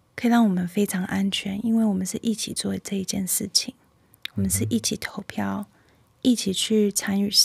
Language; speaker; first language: Chinese; early bilingual, heritage; Chinese